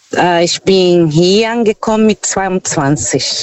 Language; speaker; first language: German; non-native, fluent; Portuguese